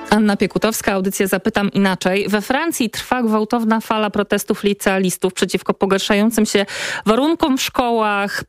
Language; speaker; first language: Polish; native; Polish